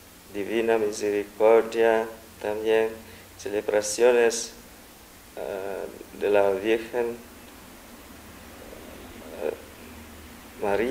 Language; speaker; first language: Spanish; non-native, fluent; Vietnamese